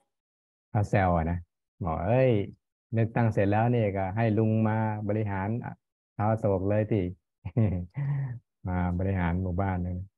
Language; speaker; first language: Thai; native; Thai